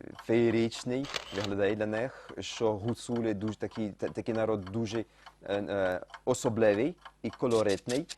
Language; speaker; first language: Ukrainian; early bilingual, heritage; Ukrainian